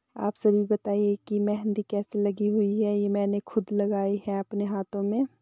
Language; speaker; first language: Hindi; native; Hindi